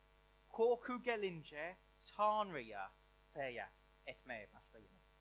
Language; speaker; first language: Turkish; non-native, learner; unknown